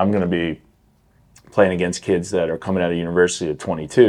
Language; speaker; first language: English; native; English